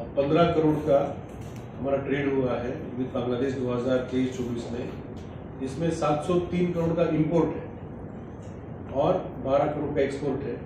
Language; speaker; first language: Hindi; non-native, local second language; Bangla